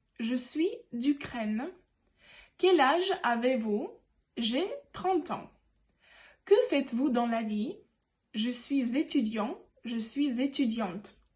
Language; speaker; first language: French; non-native, fluent; Ukrainian